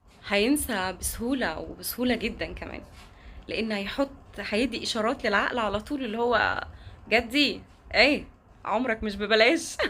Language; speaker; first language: Arabic; native; Arabic